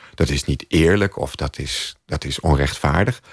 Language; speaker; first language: Dutch; native; Dutch